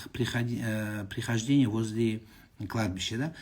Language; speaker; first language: Russian; non-native, local second language; Kazakh